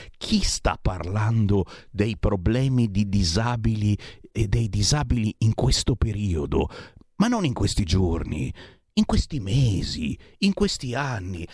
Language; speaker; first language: Italian; native; Italian